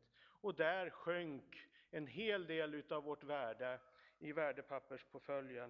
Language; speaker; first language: Swedish; native; Swedish